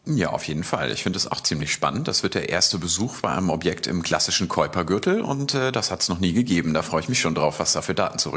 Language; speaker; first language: German; native; German